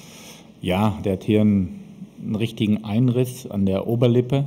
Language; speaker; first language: German; native; German